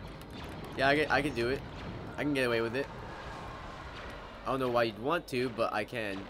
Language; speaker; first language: English; native; English